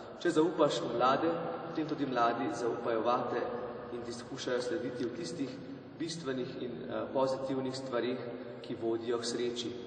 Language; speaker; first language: Slovenian; native; Slovenian